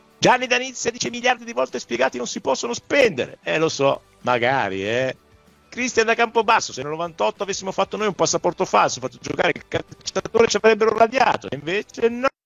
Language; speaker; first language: Italian; native; Italian